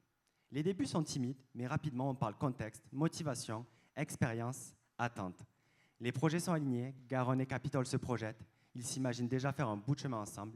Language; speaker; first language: French; native; French